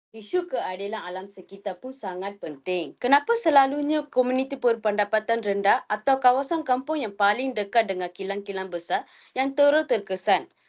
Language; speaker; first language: Malay; non-native, local second language; Tamil